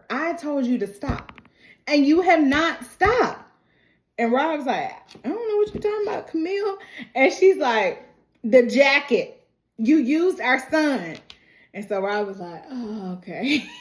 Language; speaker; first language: English; native; English